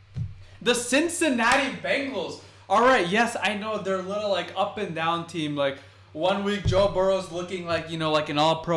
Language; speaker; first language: English; native; English